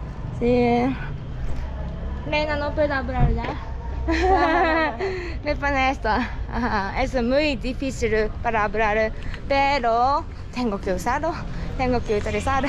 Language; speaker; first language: Spanish; non-native, learner; Japanese